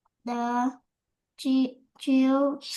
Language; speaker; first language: English; non-native, learner; Vietnamese